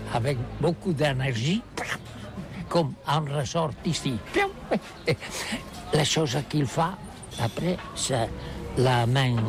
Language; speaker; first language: French; non-native, learner; Catalan